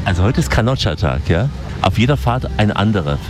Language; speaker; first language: German; native; German